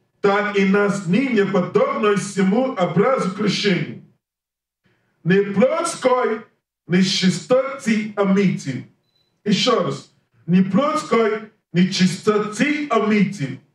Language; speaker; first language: Russian; non-native, learner; English